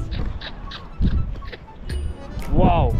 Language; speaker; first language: English; non-native, learner; Korean